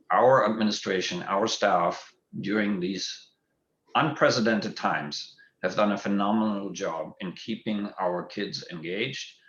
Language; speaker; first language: English; non-native, fluent; German